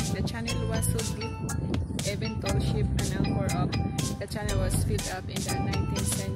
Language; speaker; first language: English; non-native, local second language; Cebuano